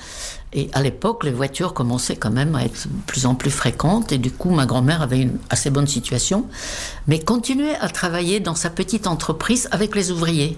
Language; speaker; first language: French; non-native, fluent; Czech